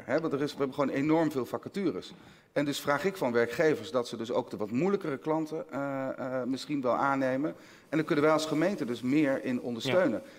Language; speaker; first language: Dutch; native; Dutch